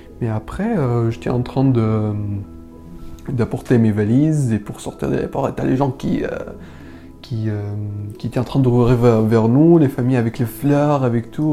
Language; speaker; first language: French; non-native, learner; Arabic